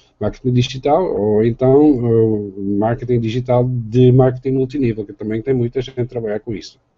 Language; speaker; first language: Portuguese; non-native, fluent; Dutch